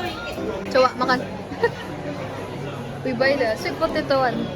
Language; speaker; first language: English; non-native, local second language; Malay